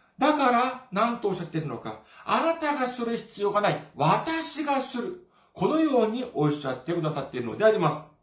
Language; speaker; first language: Japanese; non-native, fluent; Korean